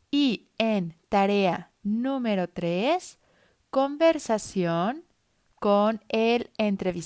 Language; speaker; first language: Spanish; non-native, fluent; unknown